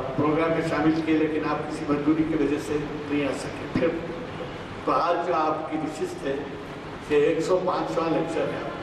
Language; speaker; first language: Urdu; native; Urdu